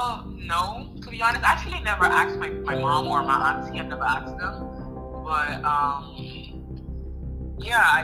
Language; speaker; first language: English; non-native, fluent; Italian